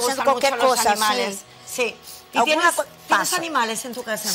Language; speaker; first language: Spanish; native; Spanish